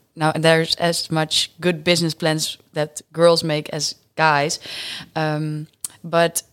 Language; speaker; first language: English; non-native, fluent; Dutch